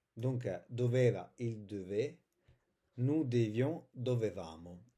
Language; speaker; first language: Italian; non-native, fluent; French